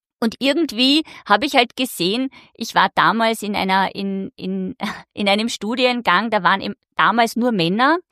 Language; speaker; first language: German; native; German